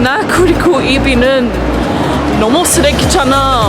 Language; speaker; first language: Korean; non-native, learner; English